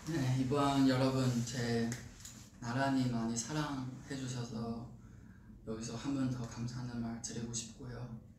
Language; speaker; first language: Korean; non-native, fluent; Chinese